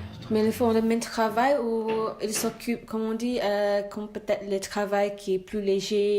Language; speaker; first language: French; non-native, learner; Malay